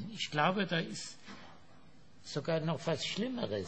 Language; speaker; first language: German; non-native, fluent; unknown